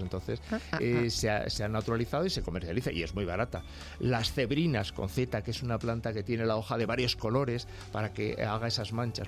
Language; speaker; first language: Spanish; native; Spanish